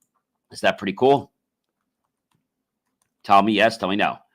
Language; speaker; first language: English; native; English